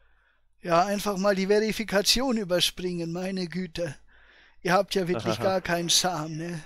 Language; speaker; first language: German; native; German